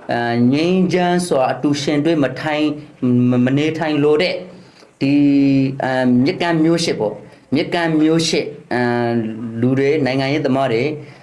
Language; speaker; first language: Burmese; native; Burmese